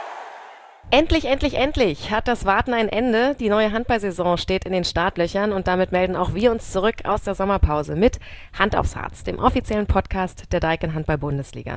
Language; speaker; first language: German; native; German